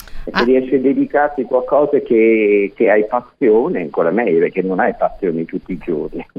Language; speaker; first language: Italian; non-native, fluent; English